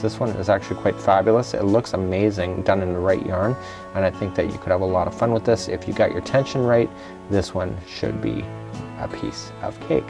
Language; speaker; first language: English; native; English